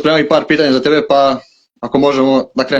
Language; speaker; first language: Croatian; native; Croatian